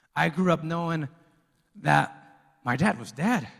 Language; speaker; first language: English; early bilingual, other home language; Spanish